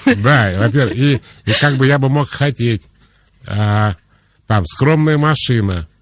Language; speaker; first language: Russian; native; Russian